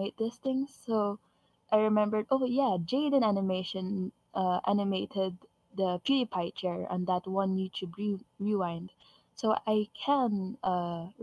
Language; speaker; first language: English; non-native, local second language; Filipino